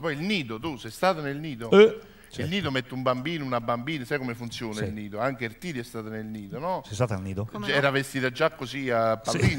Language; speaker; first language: Italian; native; Italian